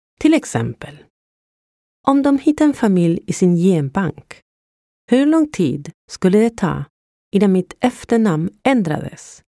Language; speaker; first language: Swedish; non-native, fluent; Spanish